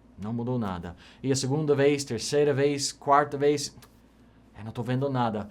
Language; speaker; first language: Portuguese; non-native, fluent; English